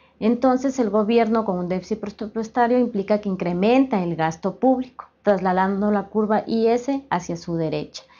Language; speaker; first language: Spanish; native; Spanish